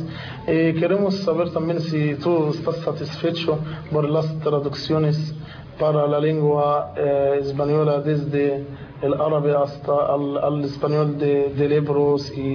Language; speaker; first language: Spanish; non-native, learner; Arabic